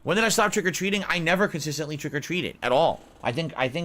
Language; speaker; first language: English; native; English